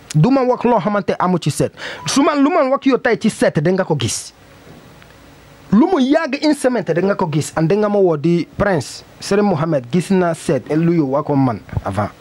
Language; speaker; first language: Wolof; non-native, learner; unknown